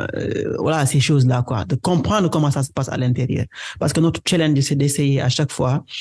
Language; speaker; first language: French; non-native, local second language; Wolof